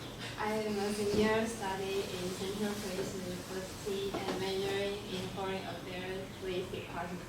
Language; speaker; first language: English; non-native, fluent; Chinese